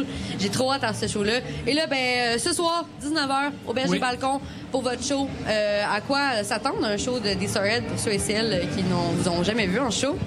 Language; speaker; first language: French; native; French